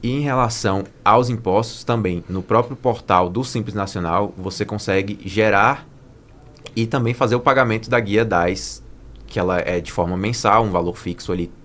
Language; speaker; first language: Portuguese; native; Portuguese